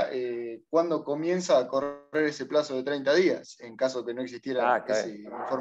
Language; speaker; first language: Spanish; native; Spanish